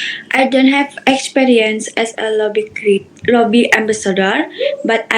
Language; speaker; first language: English; non-native, learner; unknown